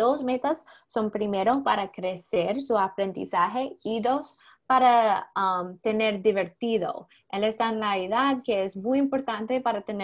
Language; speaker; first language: Spanish; non-native, learner; English